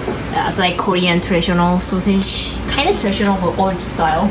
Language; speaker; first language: English; non-native, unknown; Korean